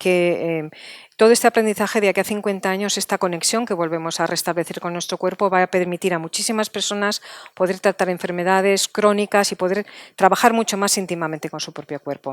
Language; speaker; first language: Spanish; native; Spanish